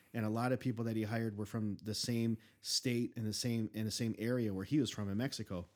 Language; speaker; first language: English; native; English